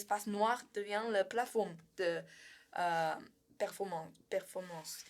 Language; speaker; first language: French; non-native, learner; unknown